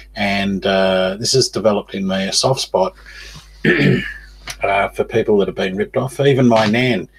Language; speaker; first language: English; native; English